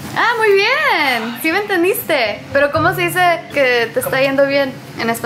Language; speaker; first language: Spanish; early bilingual, heritage; English